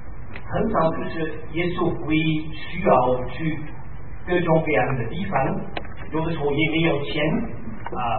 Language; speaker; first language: Chinese; non-native, fluent; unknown